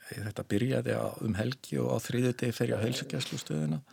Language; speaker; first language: Icelandic; native; Icelandic